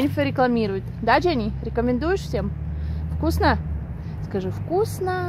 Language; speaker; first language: Russian; native; Russian